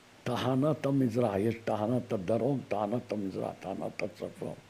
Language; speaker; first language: Hebrew; non-native, fluent; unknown